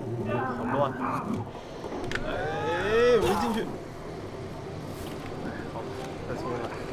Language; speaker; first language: Chinese; native; Chinese